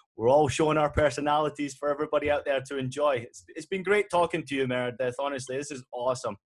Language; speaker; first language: English; native; English